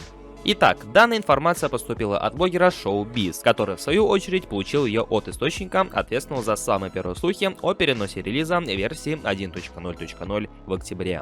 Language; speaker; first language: Russian; native; Russian